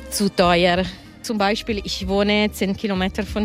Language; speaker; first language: German; non-native, learner; Italian